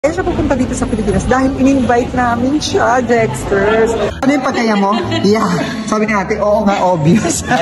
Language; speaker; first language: Filipino; native; Filipino